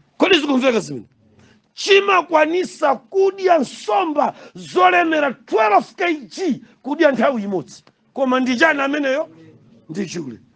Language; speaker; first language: Nyanja; native; Nyanja